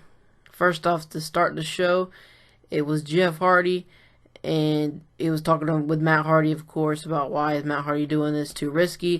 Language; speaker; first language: English; native; English